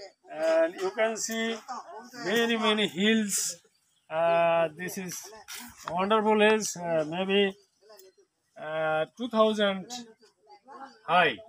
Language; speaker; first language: English; non-native, learner; Bangla